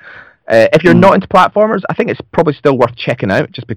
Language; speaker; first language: English; native; English